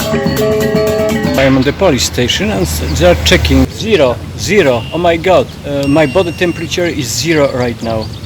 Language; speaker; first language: English; non-native, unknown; Polish